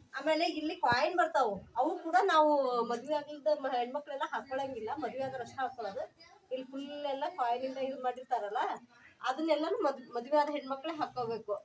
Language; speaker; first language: Kannada; non-native, local second language; Lambadi